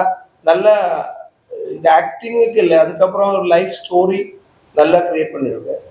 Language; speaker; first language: Tamil; non-native, local second language; Malayalam